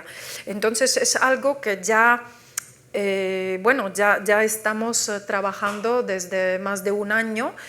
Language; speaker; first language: Spanish; non-native, fluent; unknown